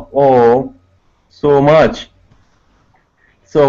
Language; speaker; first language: English; non-native, learner; Tatar